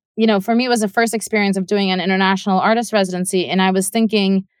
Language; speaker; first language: English; non-native, fluent; Russian